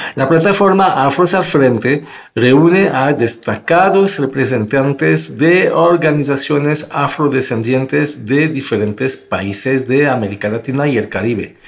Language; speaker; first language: Spanish; non-native, fluent; French